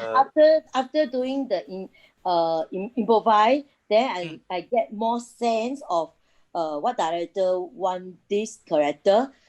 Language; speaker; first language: English; non-native, learner; Chinese